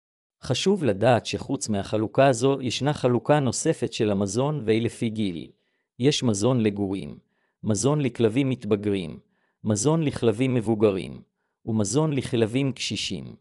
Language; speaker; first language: Hebrew; native; Hebrew